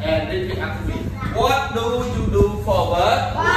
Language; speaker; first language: English; non-native, learner; Khmer